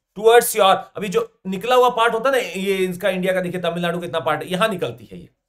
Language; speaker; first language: Hindi; native; Hindi